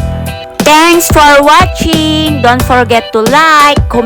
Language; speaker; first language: English; non-native, local second language; Filipino